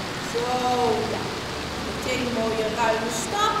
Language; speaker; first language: Dutch; native; Dutch